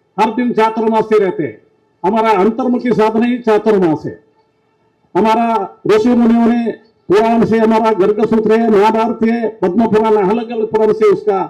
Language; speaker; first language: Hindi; non-native, local second language; Kannada